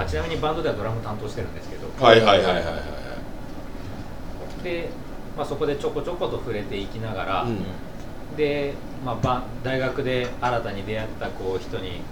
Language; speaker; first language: Japanese; native; Japanese